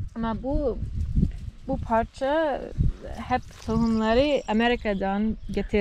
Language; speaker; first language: Turkish; non-native, learner; English